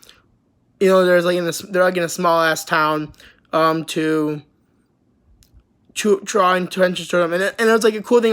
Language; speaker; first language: English; native; English